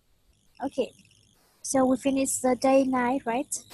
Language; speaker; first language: English; non-native, fluent; Vietnamese